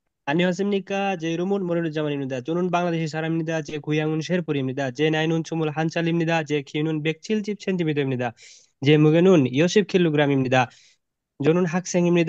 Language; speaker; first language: Korean; non-native, learner; Bangla